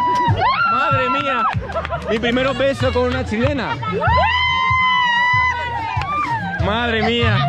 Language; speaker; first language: Spanish; non-native, learner; Greek